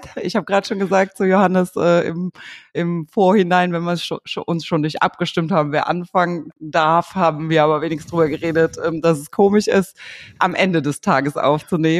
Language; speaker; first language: German; native; German